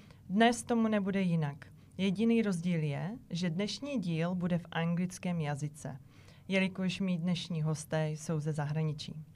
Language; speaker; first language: Czech; native; Czech